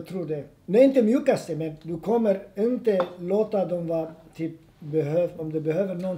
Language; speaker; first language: Swedish; non-native, fluent; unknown